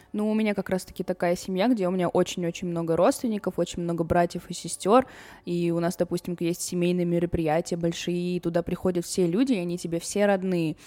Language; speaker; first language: Russian; early bilingual, other home language; Armenian